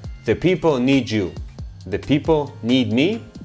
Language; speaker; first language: English; native; English